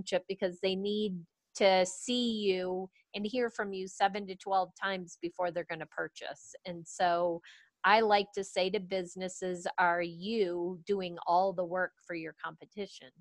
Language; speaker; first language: English; native; English